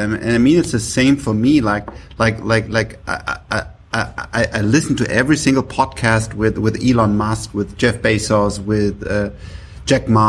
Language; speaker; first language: English; non-native, fluent; German